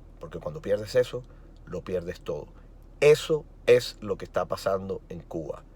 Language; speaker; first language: Spanish; native; Spanish